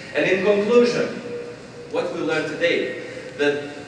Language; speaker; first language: English; non-native, fluent; Albanian